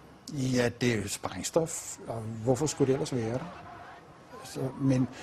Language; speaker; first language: Danish; native; Danish